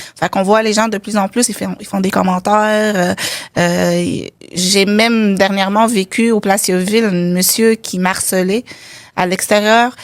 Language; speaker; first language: French; non-native, local second language; Arabic